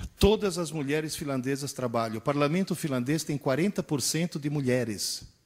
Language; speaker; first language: Portuguese; early bilingual, other home language; Italian